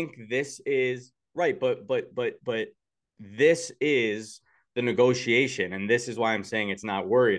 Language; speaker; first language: English; native; English